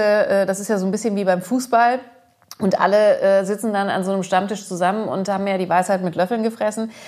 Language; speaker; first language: German; early bilingual, other home language; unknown